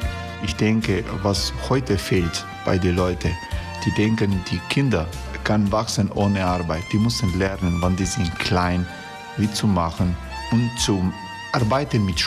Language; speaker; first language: German; non-native, learner; Croatian